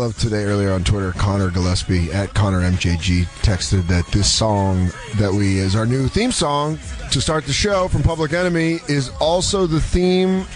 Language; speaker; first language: English; native; English